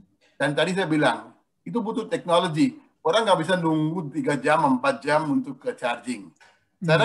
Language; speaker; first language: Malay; non-native, fluent; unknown